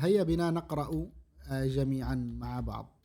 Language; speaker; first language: Arabic; non-native, fluent; Indonesian